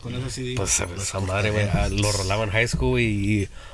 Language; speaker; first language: Spanish; native; Spanish